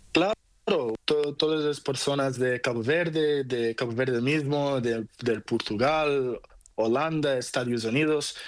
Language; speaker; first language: Spanish; non-native, learner; Portuguese